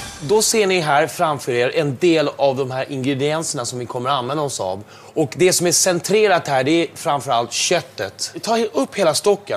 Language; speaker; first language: Swedish; native; Swedish